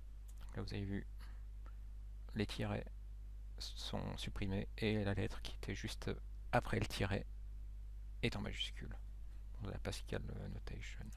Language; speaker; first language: French; native; French